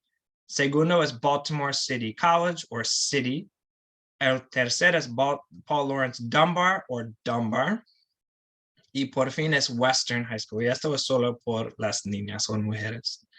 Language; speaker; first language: Spanish; non-native, learner; English